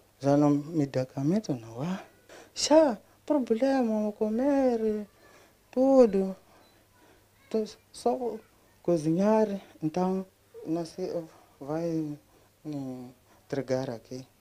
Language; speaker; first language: Portuguese; non-native, learner; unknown